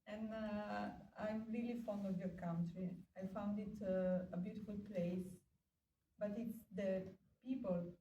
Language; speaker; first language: English; non-native, fluent; Italian